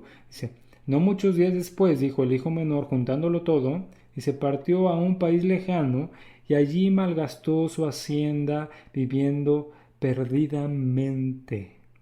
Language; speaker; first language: Spanish; native; Spanish